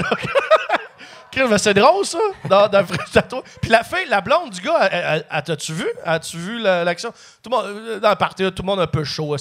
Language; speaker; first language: French; native; French